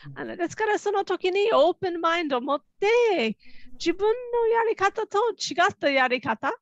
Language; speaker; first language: Japanese; non-native, fluent; English